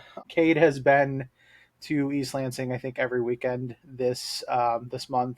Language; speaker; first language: English; native; English